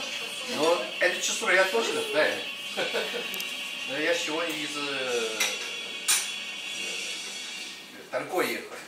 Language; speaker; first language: Russian; non-native, learner; Chinese